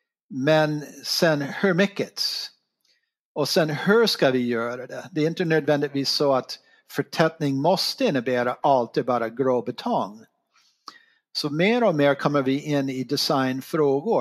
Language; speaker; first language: Swedish; non-native, fluent; English